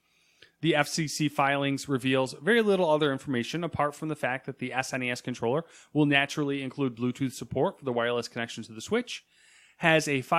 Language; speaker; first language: English; native; English